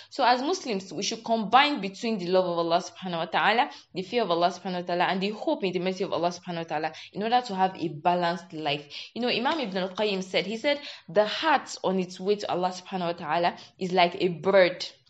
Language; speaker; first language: English; non-native, local second language; Yoruba